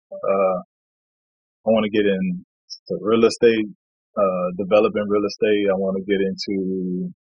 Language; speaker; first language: English; native; English